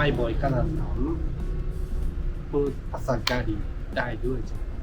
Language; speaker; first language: Thai; non-native, learner; Japanese